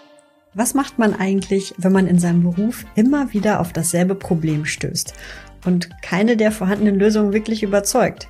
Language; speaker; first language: German; native; German